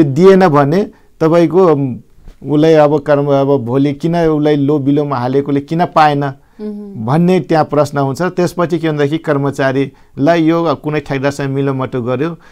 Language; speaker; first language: Nepali; non-native, local second language; Rana Tharu